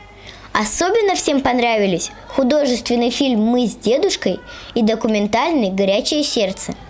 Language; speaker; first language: Russian; native; Russian